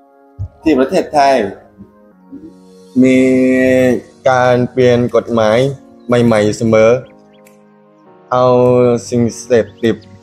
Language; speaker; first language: Thai; non-native, local second language; Malay